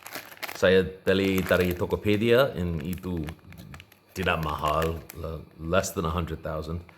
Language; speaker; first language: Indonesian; non-native, learner; English